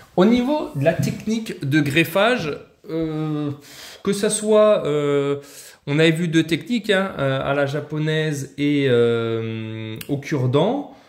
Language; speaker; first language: French; native; French